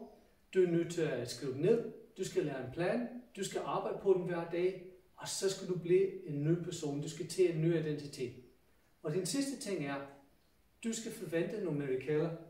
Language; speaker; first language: Danish; non-native, fluent; English